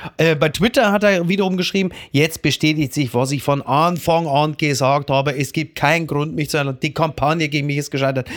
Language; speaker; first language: German; native; German